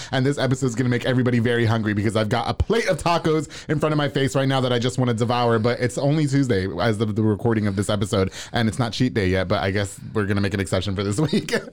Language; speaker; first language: English; native; English